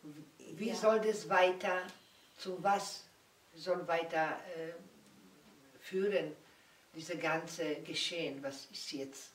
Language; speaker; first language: German; non-native, learner; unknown